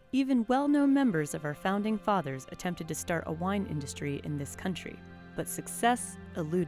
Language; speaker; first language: English; native; English